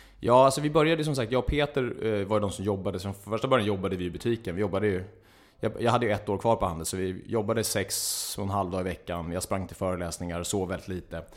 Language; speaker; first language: Swedish; native; Swedish